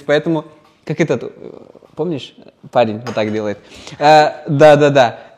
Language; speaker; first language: Russian; non-native, local second language; Uzbek